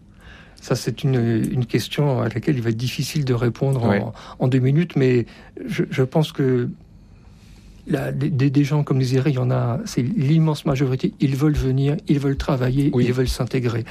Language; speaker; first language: French; native; French